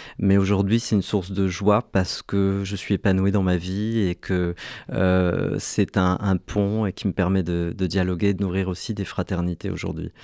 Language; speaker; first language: French; early bilingual, other home language; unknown